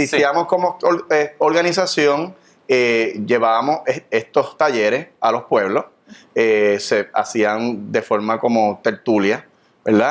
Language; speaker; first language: Spanish; native; Spanish